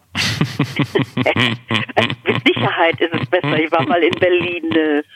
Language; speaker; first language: German; native; German